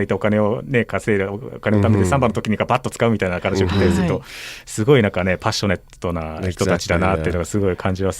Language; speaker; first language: Japanese; native; Japanese